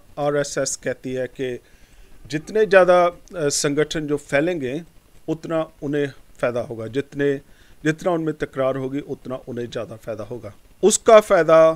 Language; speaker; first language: Hindi; non-native, local second language; Punjabi